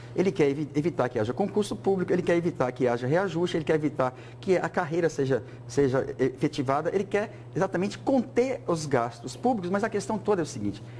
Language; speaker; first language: Portuguese; native; Portuguese